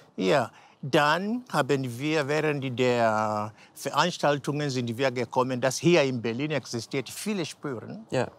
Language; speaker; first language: German; non-native, fluent; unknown